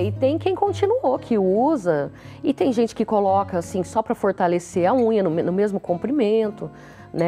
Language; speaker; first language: Portuguese; native; Portuguese